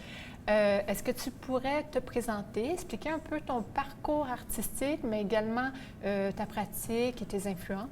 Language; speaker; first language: French; native; French